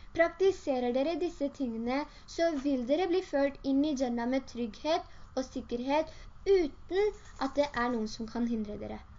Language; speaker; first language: Norwegian; early bilingual, other home language; Urdu